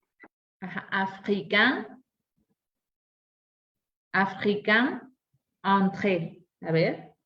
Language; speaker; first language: French; non-native, fluent; Spanish